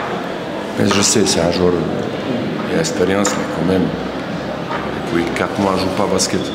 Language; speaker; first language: French; non-native, learner; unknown